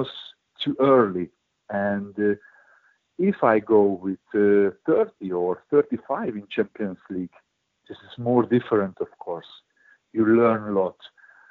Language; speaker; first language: English; non-native, learner; Hungarian